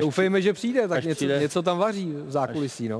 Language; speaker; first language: Czech; native; Czech